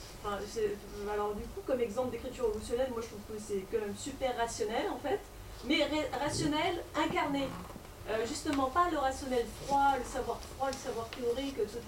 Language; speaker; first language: French; native; French